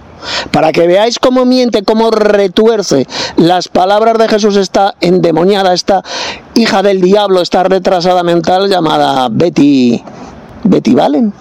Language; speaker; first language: Spanish; native; Spanish